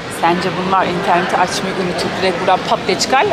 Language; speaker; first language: Turkish; native; Turkish